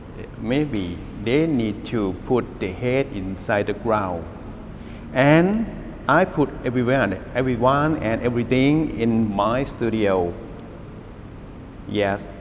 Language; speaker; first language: English; non-native, learner; Thai